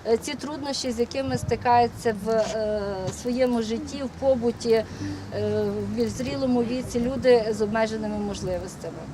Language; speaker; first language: Ukrainian; native; Ukrainian